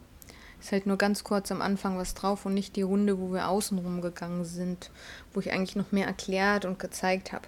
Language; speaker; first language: German; native; German